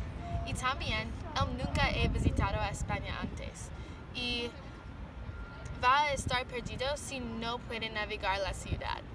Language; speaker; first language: Spanish; non-native, learner; English